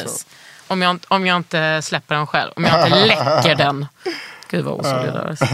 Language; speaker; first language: Swedish; native; Swedish